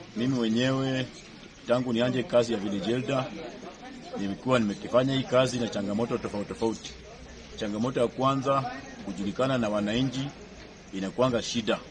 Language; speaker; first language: Swahili; non-native, local second language; Luyia